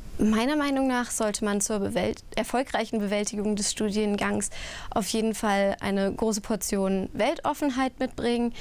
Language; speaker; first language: German; native; German